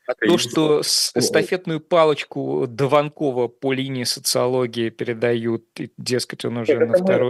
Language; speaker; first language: Russian; native; Russian